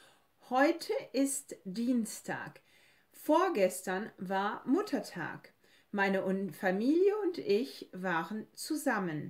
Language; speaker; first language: German; non-native, fluent; French